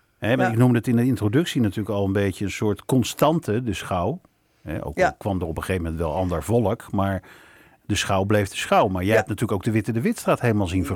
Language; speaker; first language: Dutch; native; Dutch